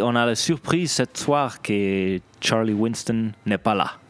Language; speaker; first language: French; non-native, local second language; Italian